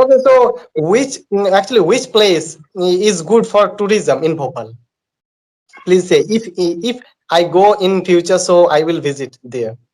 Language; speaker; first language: English; non-native, learner; Bangla